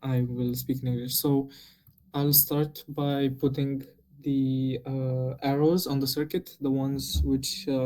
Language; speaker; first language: English; non-native, fluent; Romanian